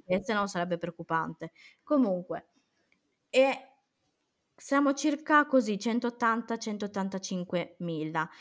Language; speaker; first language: Italian; early bilingual, other home language; Romany